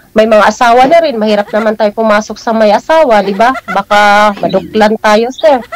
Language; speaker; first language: Filipino; non-native, local second language; Cebuano